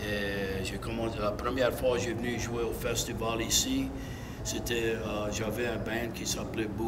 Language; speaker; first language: French; non-native, local second language; English